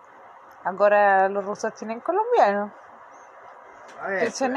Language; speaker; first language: Portuguese; non-native, fluent; Spanish